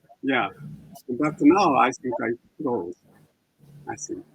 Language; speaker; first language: English; non-native, fluent; Japanese